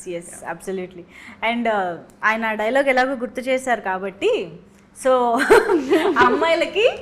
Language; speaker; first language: Telugu; native; Telugu